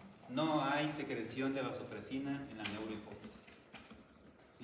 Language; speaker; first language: Spanish; native; Spanish